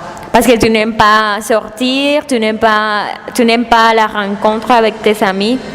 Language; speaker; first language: French; non-native, learner; Spanish